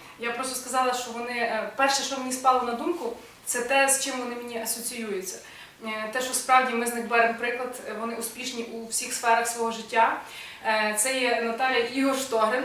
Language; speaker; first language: Ukrainian; native; Ukrainian